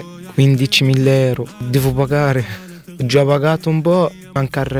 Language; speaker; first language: Italian; non-native, learner; Arabic